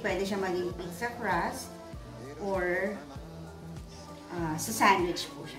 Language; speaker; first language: Filipino; native; Filipino